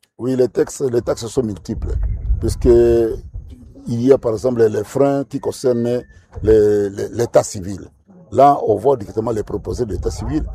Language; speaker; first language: French; non-native, local second language; Nande